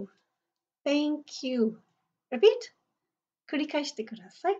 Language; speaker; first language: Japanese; non-native, fluent; English